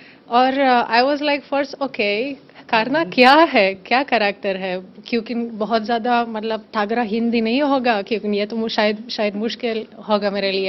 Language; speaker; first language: Hindi; non-native, learner; German